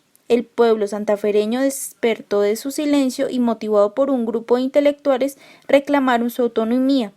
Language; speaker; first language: Spanish; native; Spanish